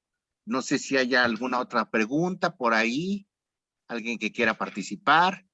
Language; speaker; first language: Spanish; native; Spanish